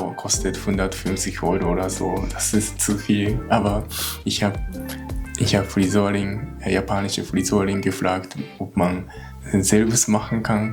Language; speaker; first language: German; non-native, learner; Japanese